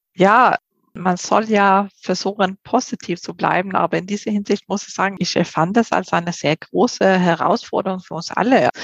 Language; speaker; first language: German; non-native, fluent; Swedish